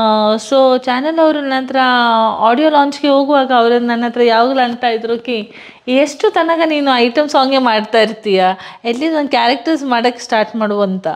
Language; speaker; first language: Kannada; non-native, local second language; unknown